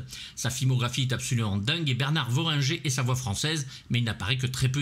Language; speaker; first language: French; native; French